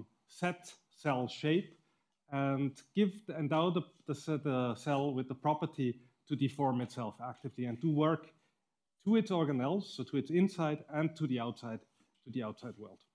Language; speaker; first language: English; non-native, fluent; German